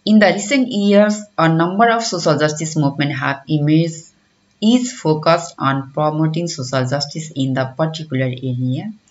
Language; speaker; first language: English; non-native, local second language; Nepali